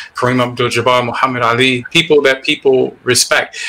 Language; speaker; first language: English; native; English